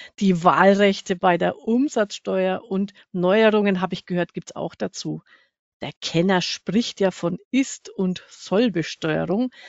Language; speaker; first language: German; native; German